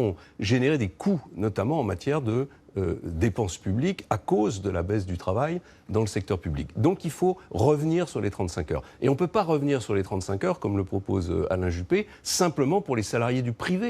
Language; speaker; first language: French; native; French